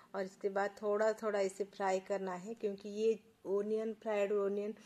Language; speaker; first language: Hindi; non-native, local second language; Odia